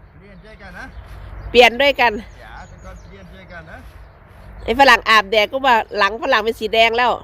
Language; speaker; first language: Thai; non-native, local second language; Northeastern Thai